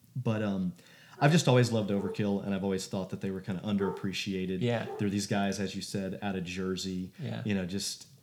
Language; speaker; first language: English; native; English